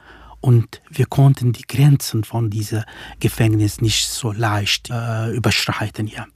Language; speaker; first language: German; non-native, fluent; Kurdish